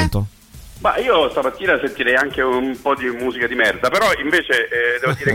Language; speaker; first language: Italian; native; Italian